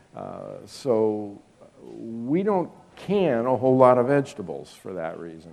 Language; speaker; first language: English; native; English